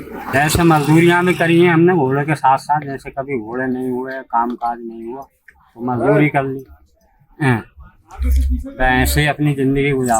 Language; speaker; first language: Hindi; native; Hindi